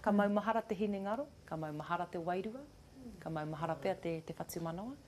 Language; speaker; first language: Māori; non-native, local second language; English